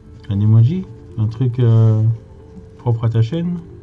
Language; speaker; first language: French; native; French